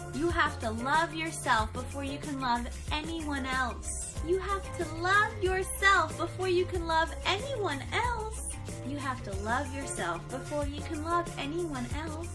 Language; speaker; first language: English; native; English